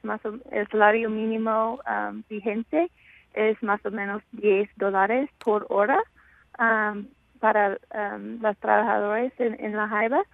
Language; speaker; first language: Spanish; non-native, fluent; English